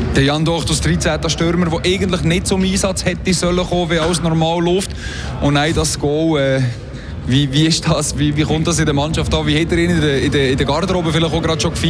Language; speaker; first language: German; native; German